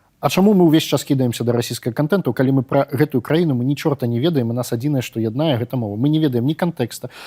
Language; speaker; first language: Belarusian; non-native, local second language; Russian